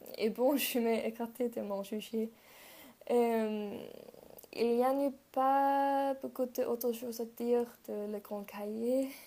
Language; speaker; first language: French; non-native, learner; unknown